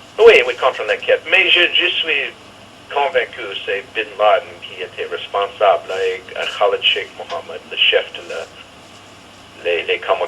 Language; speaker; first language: French; non-native, learner; English